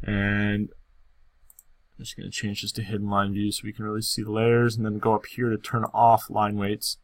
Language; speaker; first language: English; native; English